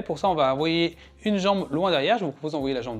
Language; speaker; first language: French; native; French